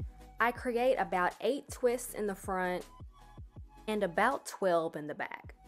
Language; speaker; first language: English; native; English